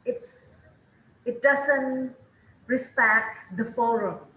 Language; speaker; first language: English; non-native, fluent; Indonesian